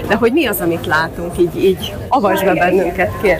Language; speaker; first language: Hungarian; native; Hungarian